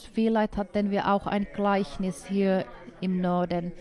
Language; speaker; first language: German; non-native, fluent; Finnish